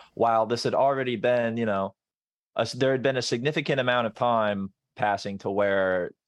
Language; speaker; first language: English; native; English